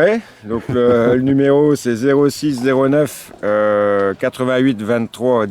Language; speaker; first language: French; native; French